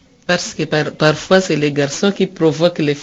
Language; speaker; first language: French; non-native, learner; Rundi